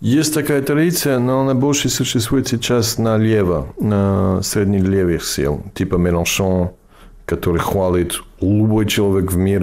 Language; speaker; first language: Russian; non-native, fluent; English